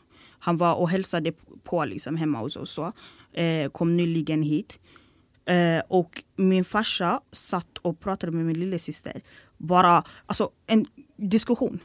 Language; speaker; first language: Swedish; early bilingual, other home language; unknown